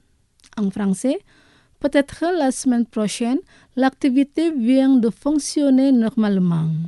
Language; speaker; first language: French; non-native, fluent; Indonesian